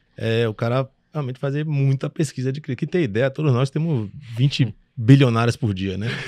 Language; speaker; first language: Portuguese; early bilingual, other home language; French